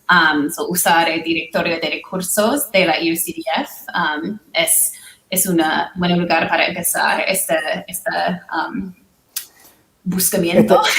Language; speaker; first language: Spanish; non-native, learner; English